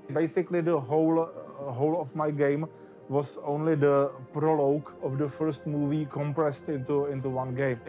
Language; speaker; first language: English; non-native, fluent; Czech